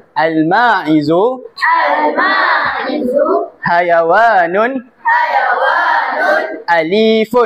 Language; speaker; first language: Arabic; non-native, learner; Malay